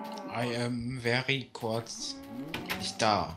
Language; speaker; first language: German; native; German